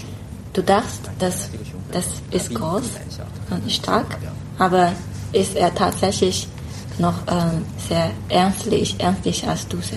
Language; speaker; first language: German; non-native, fluent; Chinese